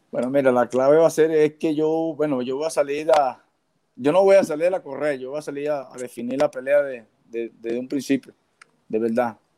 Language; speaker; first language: Spanish; native; Spanish